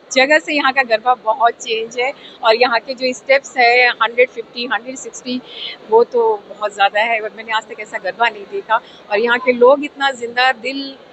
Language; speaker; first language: Hindi; native; Hindi